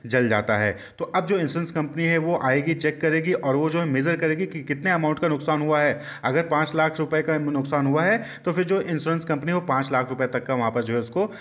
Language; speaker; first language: Hindi; native; Hindi